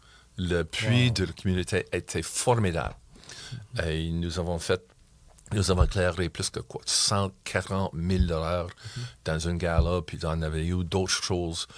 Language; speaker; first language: French; non-native, local second language; English